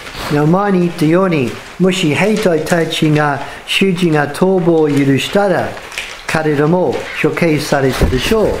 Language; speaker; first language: Japanese; non-native, fluent; English